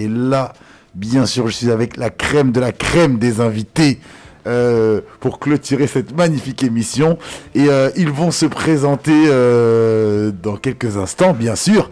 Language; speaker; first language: French; native; French